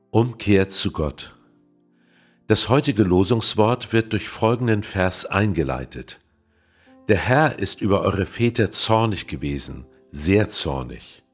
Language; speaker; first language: German; native; German